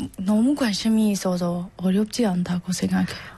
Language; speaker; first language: Korean; non-native, learner; Burmese